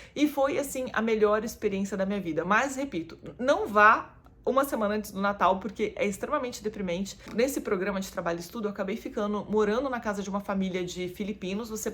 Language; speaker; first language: Portuguese; native; Portuguese